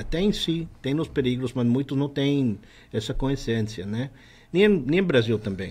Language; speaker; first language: Portuguese; non-native, learner; Spanish